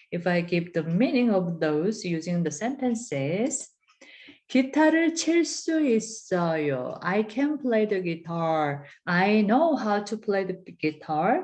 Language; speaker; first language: English; non-native, fluent; Korean